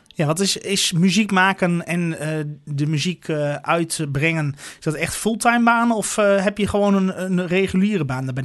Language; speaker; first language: Dutch; native; Dutch